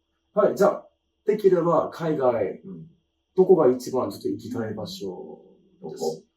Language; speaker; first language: Japanese; non-native, learner; English